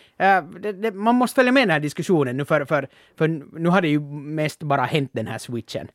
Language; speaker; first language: Swedish; native; Swedish